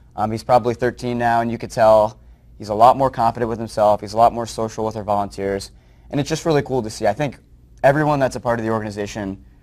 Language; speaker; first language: English; native; English